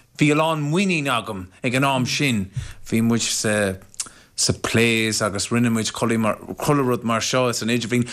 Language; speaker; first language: Irish; non-native, local second language; English